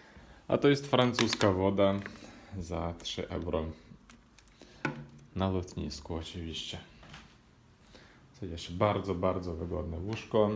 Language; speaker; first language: Polish; non-native, fluent; Ukrainian